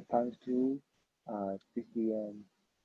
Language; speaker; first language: French; non-native, learner; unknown